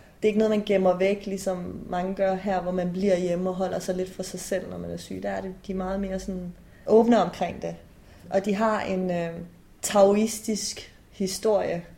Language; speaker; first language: Danish; early bilingual, other home language; Persian